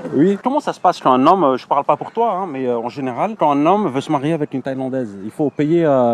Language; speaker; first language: French; native; French